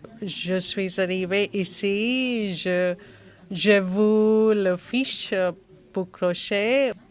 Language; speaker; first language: French; non-native, learner; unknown